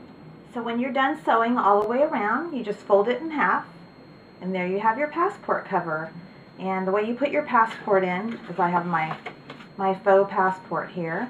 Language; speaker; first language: English; native; English